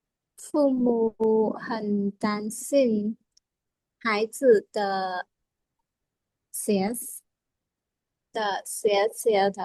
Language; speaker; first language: Chinese; non-native, learner; Khmer